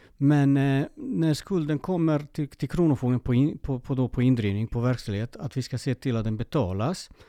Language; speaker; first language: Swedish; early bilingual, other home language; Serbian